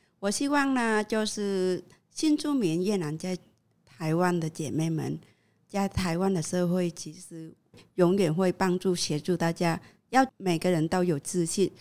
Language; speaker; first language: Chinese; non-native, fluent; Vietnamese